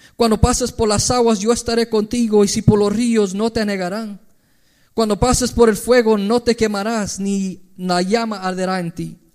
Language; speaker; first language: Spanish; early bilingual, heritage; Spanish